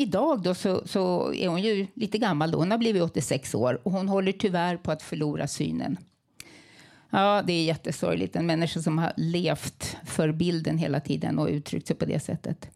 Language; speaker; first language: Swedish; native; Swedish